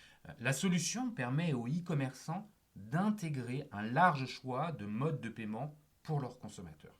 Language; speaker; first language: French; native; French